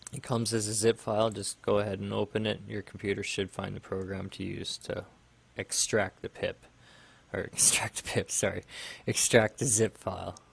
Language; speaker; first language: English; native; English